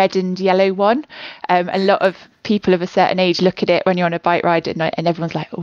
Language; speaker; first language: English; native; English